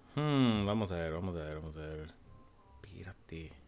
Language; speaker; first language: Spanish; early bilingual, heritage; Spanish